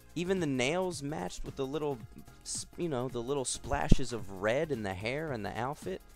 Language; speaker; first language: English; native; English